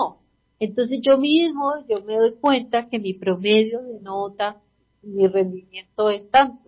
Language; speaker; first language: Spanish; native; Spanish